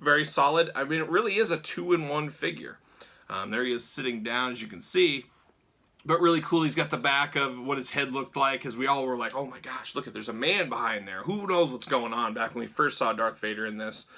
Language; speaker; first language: English; native; English